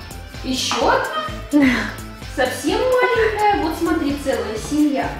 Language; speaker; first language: Russian; native; Russian